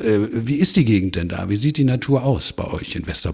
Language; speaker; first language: German; native; German